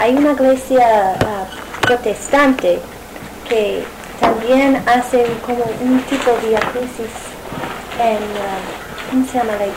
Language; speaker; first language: Spanish; non-native, fluent; English